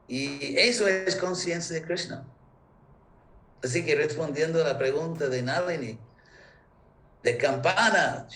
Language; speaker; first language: Spanish; non-native, fluent; English